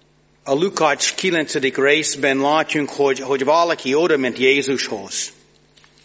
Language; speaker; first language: Hungarian; non-native, fluent; English